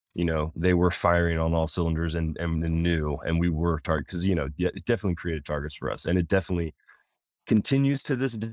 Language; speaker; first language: English; native; English